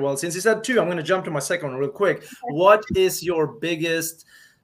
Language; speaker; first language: English; non-native, fluent; Norwegian